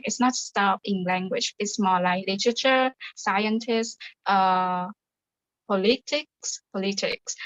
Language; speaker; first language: English; non-native, fluent; Vietnamese